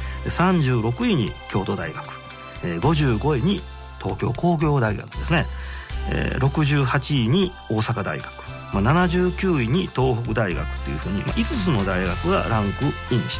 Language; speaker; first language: Japanese; native; Japanese